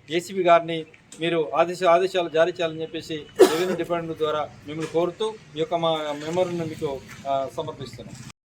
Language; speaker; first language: Telugu; native; Telugu